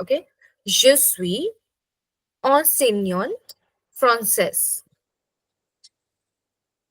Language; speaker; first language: French; non-native, fluent; English